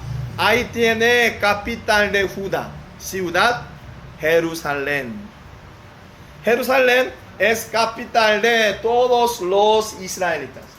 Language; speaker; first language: Spanish; non-native, learner; Korean